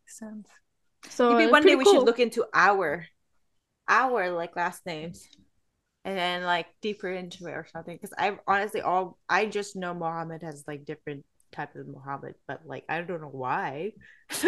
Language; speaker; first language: English; non-native, fluent; Cantonese